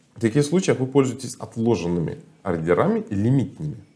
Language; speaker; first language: Russian; non-native, fluent; Persian